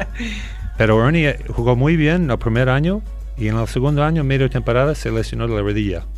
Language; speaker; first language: Spanish; non-native, fluent; English